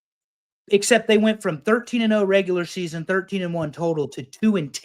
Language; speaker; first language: English; native; English